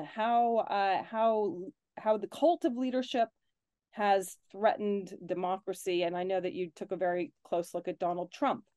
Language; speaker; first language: English; native; English